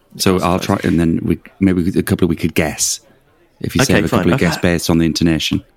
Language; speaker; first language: English; native; English